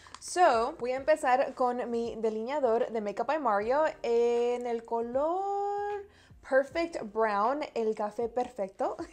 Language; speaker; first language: Spanish; early bilingual, heritage; Spanish